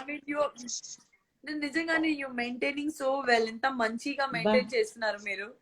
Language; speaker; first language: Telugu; non-native, learner; Gujarati